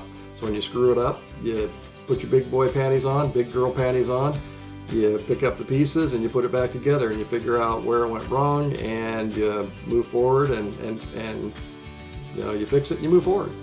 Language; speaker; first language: English; native; English